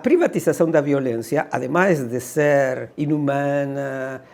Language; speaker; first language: Portuguese; non-native, fluent; Spanish